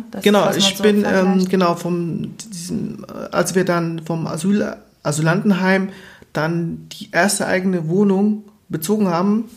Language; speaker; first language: German; early bilingual, other home language; Portuguese